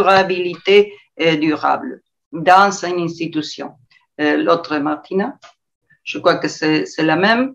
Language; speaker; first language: French; non-native, learner; Spanish